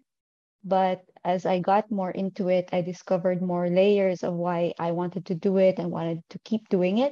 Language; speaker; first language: English; non-native, local second language; Filipino